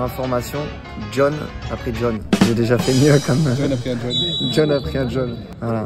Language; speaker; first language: French; native; French